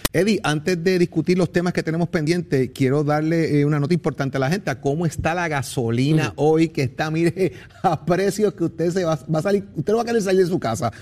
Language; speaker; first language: Spanish; native; Spanish